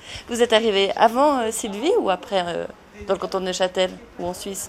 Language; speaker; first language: French; native; French